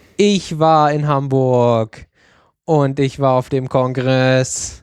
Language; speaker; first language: German; native; German